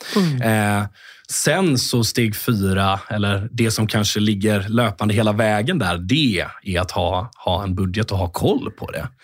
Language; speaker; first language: Swedish; native; Swedish